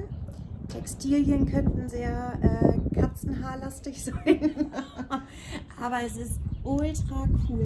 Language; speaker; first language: German; native; German